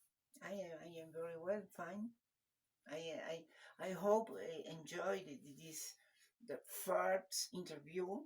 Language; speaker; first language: English; non-native, learner; Spanish